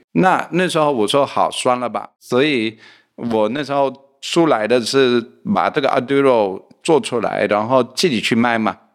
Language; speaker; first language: Chinese; non-native, fluent; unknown